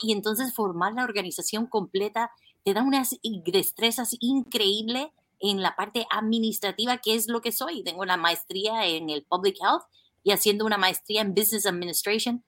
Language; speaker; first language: Spanish; native; Spanish